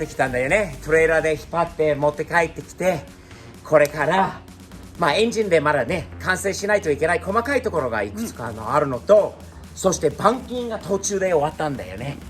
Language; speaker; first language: Japanese; non-native, fluent; English